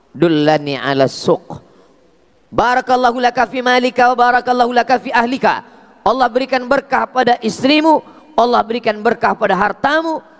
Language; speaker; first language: Indonesian; native; Indonesian